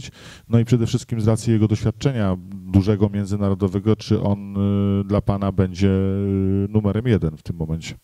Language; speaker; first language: Polish; native; Polish